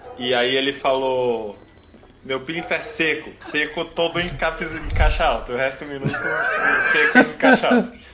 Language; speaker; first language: Portuguese; native; Portuguese